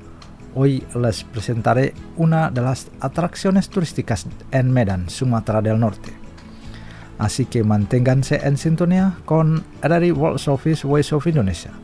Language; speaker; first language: Spanish; non-native, fluent; Indonesian